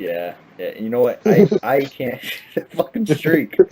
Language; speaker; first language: English; native; English